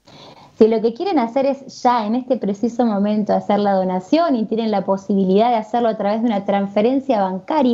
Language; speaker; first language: Spanish; native; Spanish